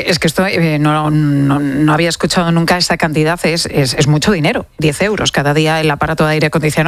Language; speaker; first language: Spanish; native; Spanish